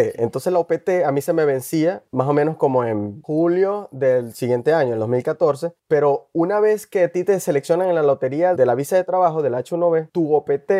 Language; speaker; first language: Spanish; native; Spanish